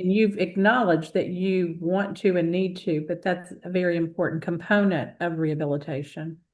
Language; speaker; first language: English; native; English